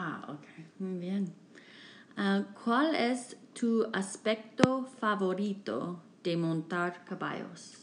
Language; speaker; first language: Spanish; non-native, fluent; English